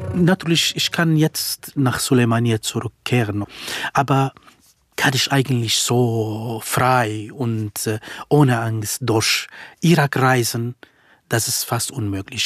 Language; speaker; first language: German; non-native, fluent; Kurdish